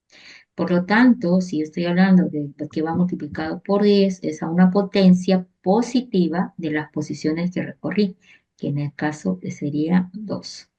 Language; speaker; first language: Spanish; native; Spanish